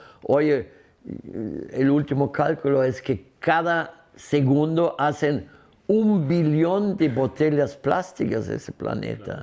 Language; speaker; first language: Spanish; non-native, fluent; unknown